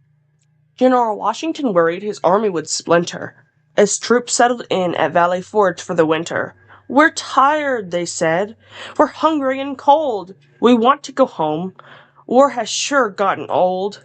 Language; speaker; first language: English; native; English